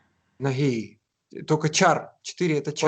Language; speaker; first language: Russian; native; Russian